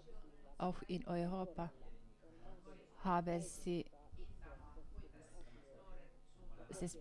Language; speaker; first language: German; non-native, fluent; Finnish